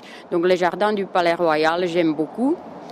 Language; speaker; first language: French; non-native, fluent; Czech